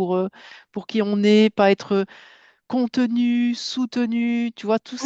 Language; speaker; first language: French; native; French